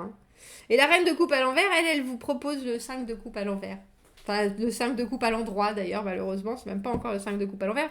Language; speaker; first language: French; native; French